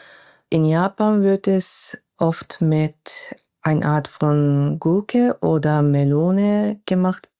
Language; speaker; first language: German; non-native, fluent; Japanese